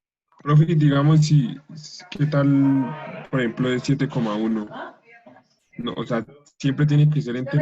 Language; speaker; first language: Spanish; native; Spanish